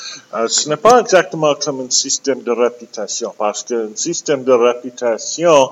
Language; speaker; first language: French; non-native, local second language; English